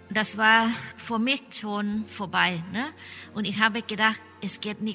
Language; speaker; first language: German; non-native, learner; Thai